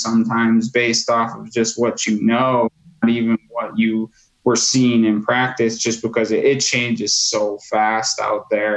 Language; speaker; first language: English; native; English